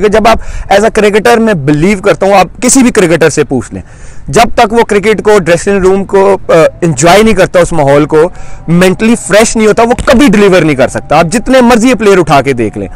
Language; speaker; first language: Urdu; non-native, local second language; Punjabi